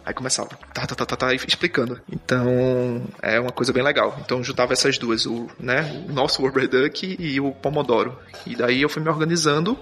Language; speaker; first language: Portuguese; native; Portuguese